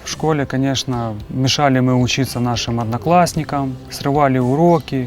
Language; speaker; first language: Russian; native; Russian